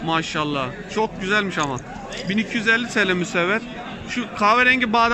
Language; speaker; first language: Turkish; native; Turkish